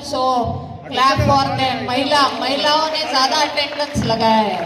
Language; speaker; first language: Hindi; non-native, local second language; Marathi